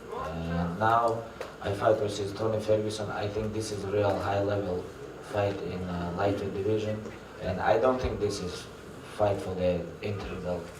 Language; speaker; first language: English; non-native, learner; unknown